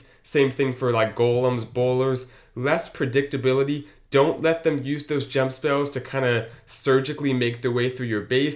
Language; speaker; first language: English; native; English